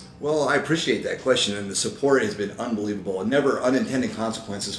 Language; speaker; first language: English; native; English